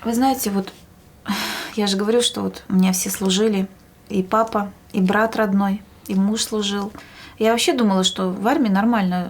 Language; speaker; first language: Russian; native; Russian